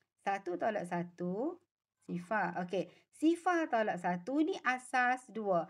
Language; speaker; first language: Malay; native; Malay